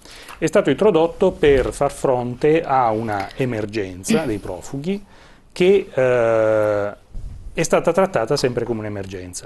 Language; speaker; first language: Italian; native; Italian